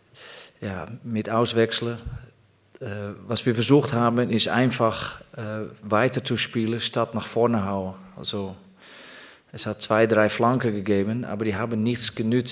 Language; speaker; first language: German; non-native, fluent; Dutch